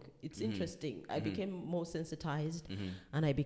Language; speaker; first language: English; non-native, local second language; Ganda